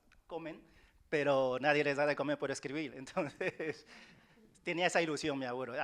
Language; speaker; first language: Spanish; early bilingual, other home language; Chinese